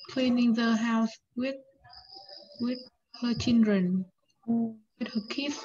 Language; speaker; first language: English; non-native, learner; Vietnamese